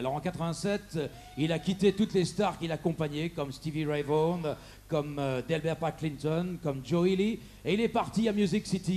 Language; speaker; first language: French; native; French